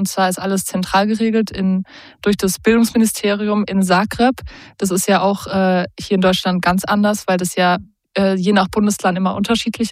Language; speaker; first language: German; native; German